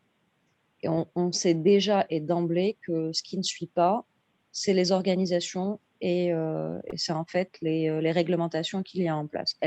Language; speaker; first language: French; non-native, local second language; Arabic